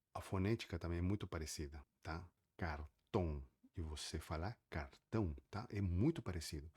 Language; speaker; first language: Portuguese; native; Portuguese